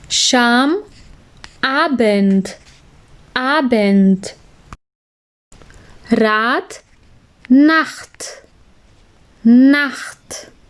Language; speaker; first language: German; non-native, fluent; Urdu